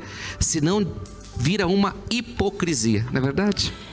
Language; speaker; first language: Portuguese; native; Portuguese